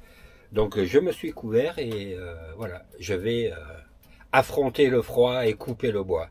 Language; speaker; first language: French; native; French